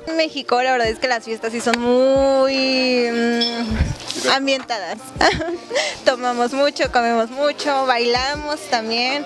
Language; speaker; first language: Spanish; native; Spanish